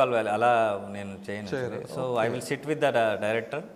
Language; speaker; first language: Telugu; non-native, learner; Kannada